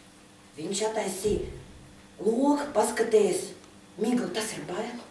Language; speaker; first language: Latvian; non-native, local second language; Russian